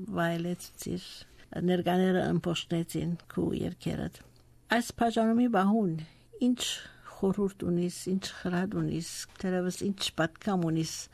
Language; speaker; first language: Armenian; early bilingual, heritage; Armenian